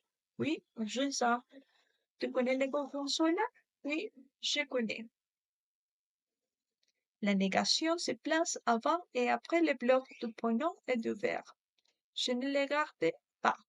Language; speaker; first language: French; non-native, learner; Spanish